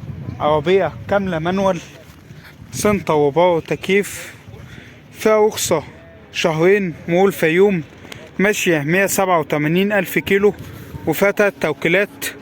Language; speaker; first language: Arabic; native; Arabic